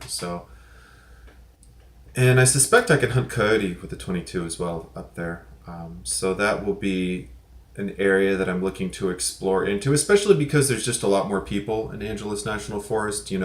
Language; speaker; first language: English; native; English